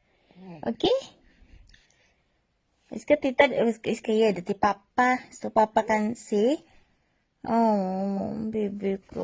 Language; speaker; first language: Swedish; non-native, learner; Filipino